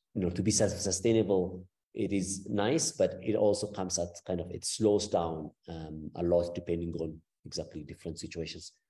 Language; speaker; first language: English; non-native, fluent; Amharic